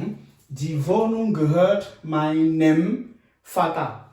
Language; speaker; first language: German; non-native, fluent; French